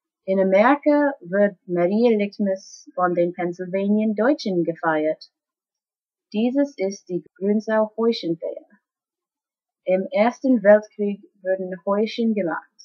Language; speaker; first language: German; non-native, learner; English